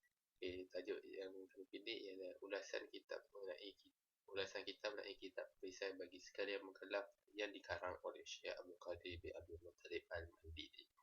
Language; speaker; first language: Malay; native; Malay